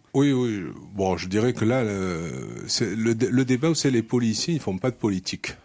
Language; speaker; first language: French; native; French